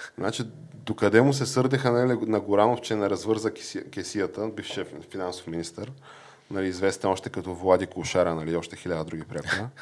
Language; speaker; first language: Bulgarian; native; Bulgarian